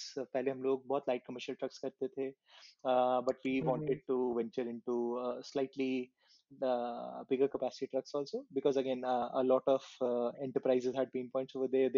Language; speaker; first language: English; non-native, local second language; Hindi